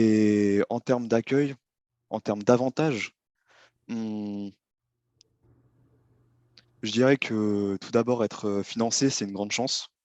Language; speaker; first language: French; native; French